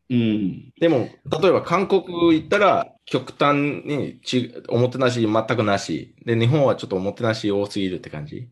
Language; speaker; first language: Japanese; non-native, fluent; English